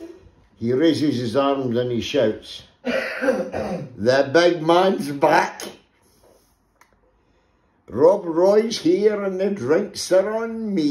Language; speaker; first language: English; native; English